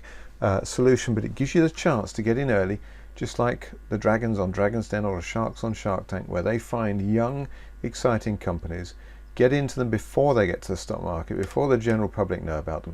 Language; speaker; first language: English; native; English